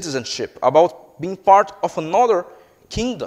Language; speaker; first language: English; non-native, fluent; Portuguese